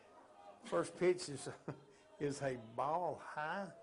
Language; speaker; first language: English; native; English